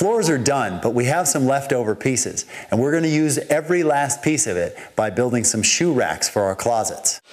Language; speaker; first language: English; native; English